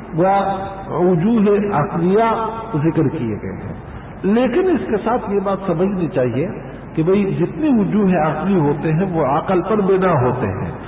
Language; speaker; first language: Urdu; non-native, local second language; Pashto